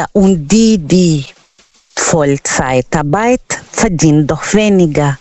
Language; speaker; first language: German; non-native, learner; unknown